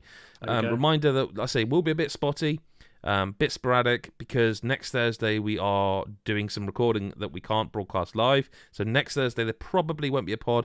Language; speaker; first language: English; native; English